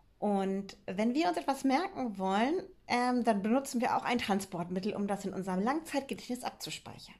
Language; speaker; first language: German; native; German